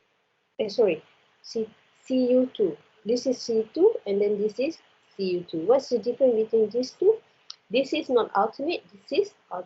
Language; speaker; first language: English; non-native, local second language; Malay